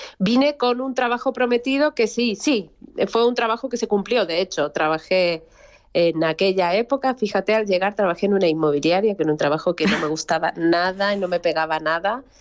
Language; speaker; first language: Spanish; native; Spanish